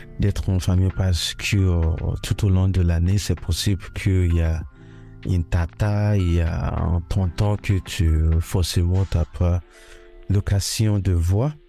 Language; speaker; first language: French; non-native, fluent; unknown